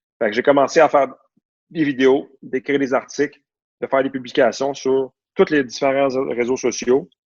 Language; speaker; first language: French; native; French